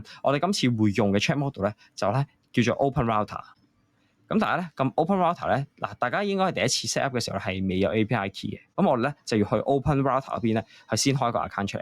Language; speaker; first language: Cantonese; native; Cantonese